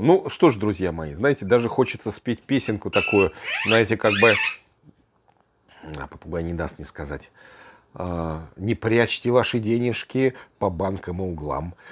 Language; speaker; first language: Russian; native; Russian